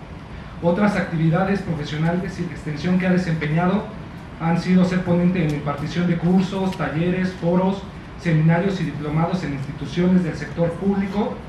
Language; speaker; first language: Spanish; native; Spanish